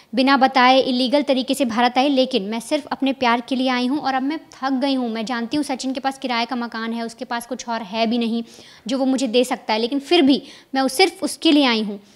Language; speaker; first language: Hindi; native; Hindi